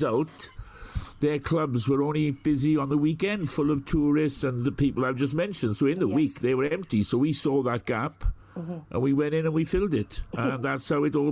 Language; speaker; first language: English; native; English